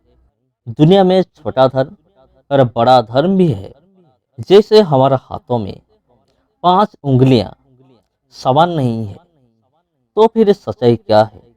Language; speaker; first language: Hindi; non-native, local second language; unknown